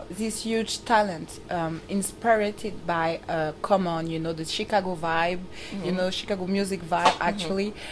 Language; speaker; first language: English; non-native, fluent; French